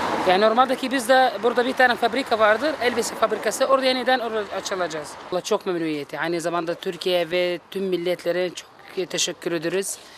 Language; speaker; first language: Turkish; non-native, learner; Arabic